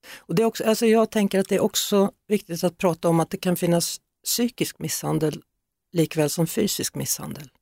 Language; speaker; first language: Swedish; native; Swedish